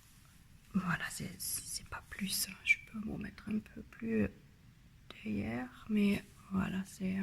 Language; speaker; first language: French; non-native, learner; German